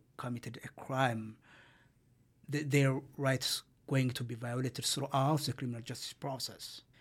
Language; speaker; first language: English; non-native, fluent; Amharic